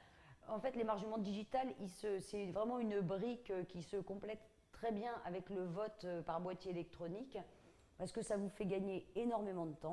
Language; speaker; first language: French; native; French